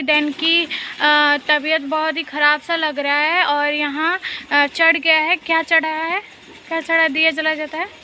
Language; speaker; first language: Hindi; native; Hindi